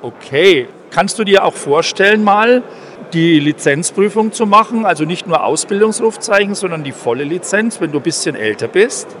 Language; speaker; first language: German; native; German